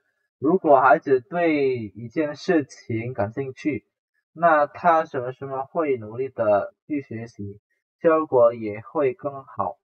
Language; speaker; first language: Chinese; non-native, fluent; Indonesian